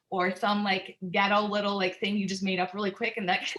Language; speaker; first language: English; native; English